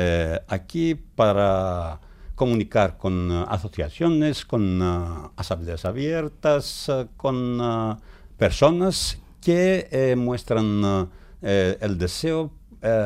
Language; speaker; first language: Spanish; non-native, fluent; Greek